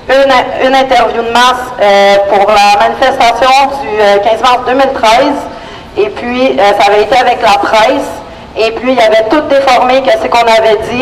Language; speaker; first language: French; native; French